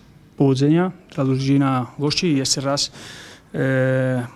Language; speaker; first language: Polish; non-native, learner; Spanish